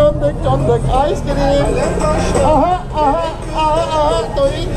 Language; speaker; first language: Korean; non-native, learner; Turkish